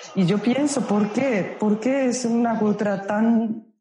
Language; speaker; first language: Spanish; non-native, fluent; Japanese